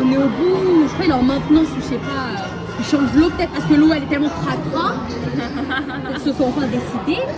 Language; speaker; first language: French; native; French